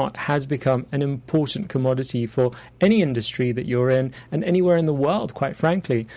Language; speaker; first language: English; native; English